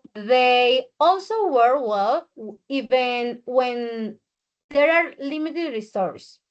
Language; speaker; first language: English; non-native, learner; Spanish